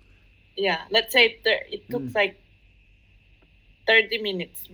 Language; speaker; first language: English; non-native, fluent; Indonesian